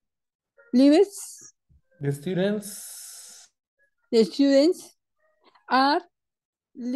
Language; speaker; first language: English; non-native, learner; Spanish